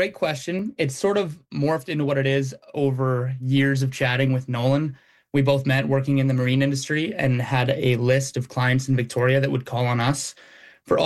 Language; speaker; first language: English; native; English